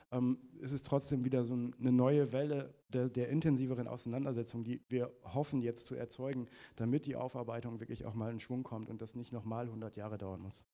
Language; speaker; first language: German; native; German